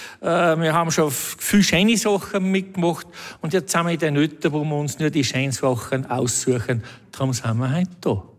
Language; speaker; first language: German; native; German